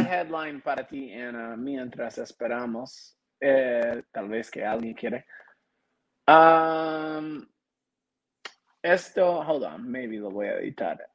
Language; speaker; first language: Spanish; non-native, learner; English